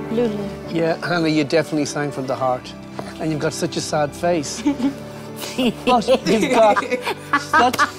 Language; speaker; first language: English; native; English